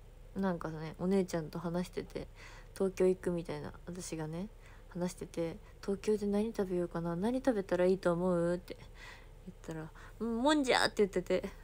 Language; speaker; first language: Japanese; native; Japanese